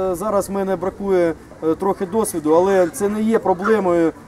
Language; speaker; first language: Ukrainian; non-native, local second language; Russian